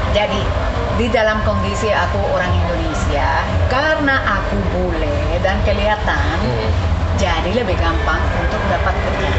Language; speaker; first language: Indonesian; non-native, fluent; Spanish